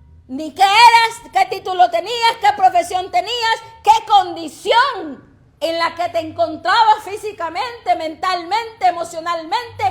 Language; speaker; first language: Spanish; native; Spanish